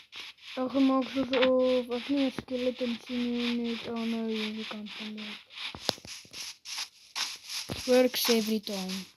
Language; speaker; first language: Dutch; non-native, learner; Afrikaans